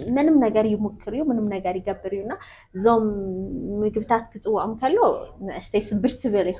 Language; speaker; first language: Tigrinya; non-native, local second language; Amharic